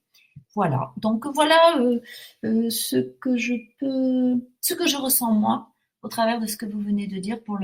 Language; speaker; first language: French; native; French